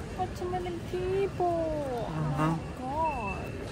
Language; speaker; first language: English; non-native, learner; Chinese